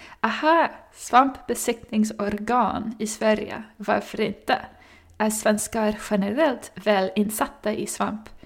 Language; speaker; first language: Swedish; non-native, learner; English